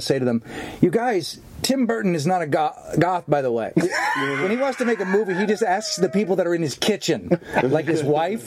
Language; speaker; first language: English; native; English